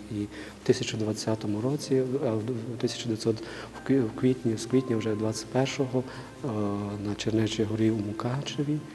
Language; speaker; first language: Ukrainian; native; Ukrainian